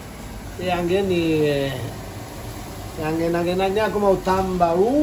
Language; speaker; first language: Indonesian; non-native, learner; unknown